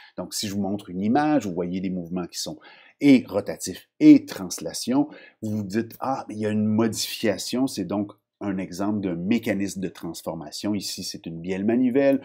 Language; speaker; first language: French; native; French